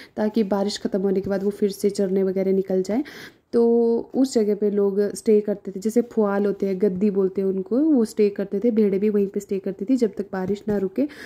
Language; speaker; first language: Hindi; non-native, local second language; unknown